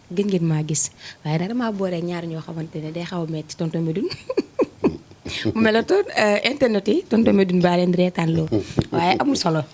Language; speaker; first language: Wolof; native; Wolof